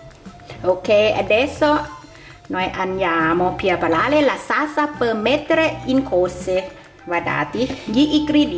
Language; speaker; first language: Italian; non-native, learner; Thai